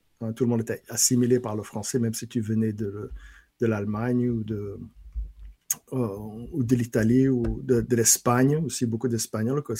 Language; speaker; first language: French; non-native, local second language; English